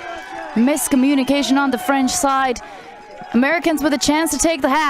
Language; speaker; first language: English; native; English